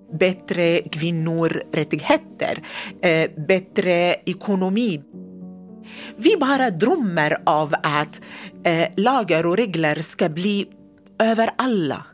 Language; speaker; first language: Swedish; non-native, learner; Arabic